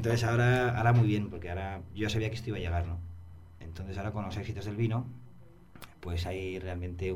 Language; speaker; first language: Spanish; native; Spanish